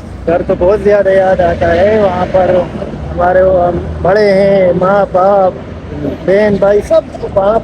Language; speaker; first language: Hindi; non-native, local second language; Pashto